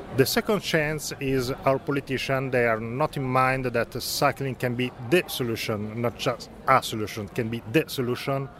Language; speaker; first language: English; non-native, learner; Italian